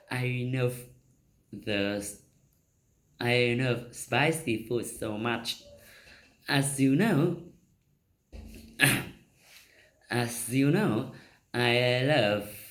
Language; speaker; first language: English; non-native, learner; Vietnamese